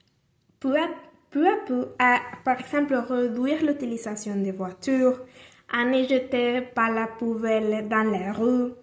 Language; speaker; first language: French; non-native, learner; Spanish